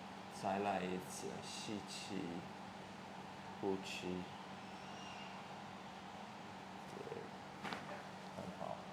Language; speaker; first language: Chinese; non-native, learner; English